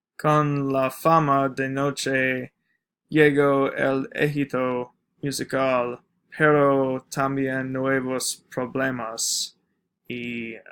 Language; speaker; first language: Spanish; non-native, learner; English